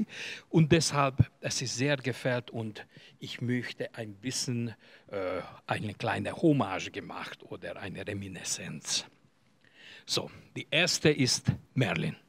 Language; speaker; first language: German; non-native, learner; Hungarian